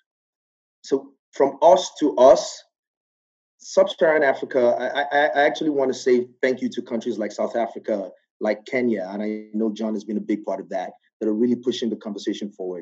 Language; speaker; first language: English; non-native, local second language; Yoruba